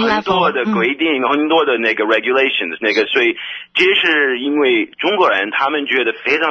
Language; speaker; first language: Chinese; non-native, fluent; English